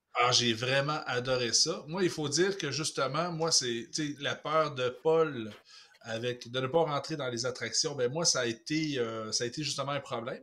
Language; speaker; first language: French; native; French